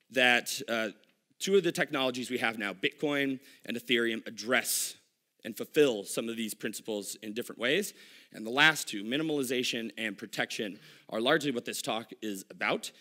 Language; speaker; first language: English; native; English